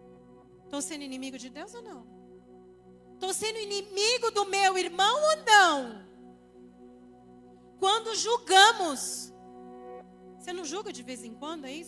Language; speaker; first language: Portuguese; native; Portuguese